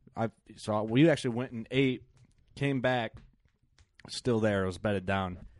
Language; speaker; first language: English; native; English